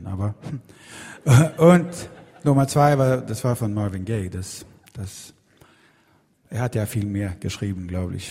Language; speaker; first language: German; non-native, fluent; Swedish